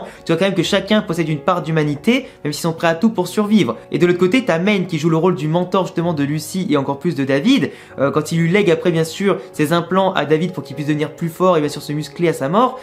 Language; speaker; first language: French; native; French